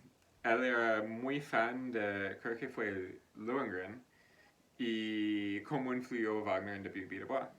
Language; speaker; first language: Spanish; non-native, fluent; English